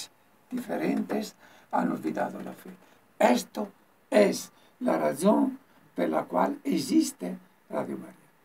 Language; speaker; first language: Spanish; non-native, learner; Italian